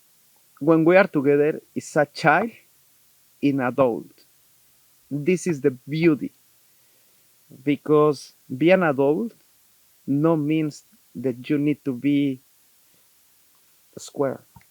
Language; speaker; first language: English; non-native, learner; Spanish